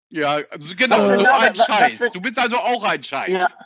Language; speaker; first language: German; native; German